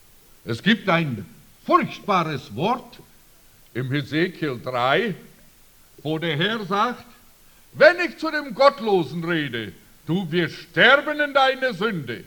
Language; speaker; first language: German; early bilingual, heritage; German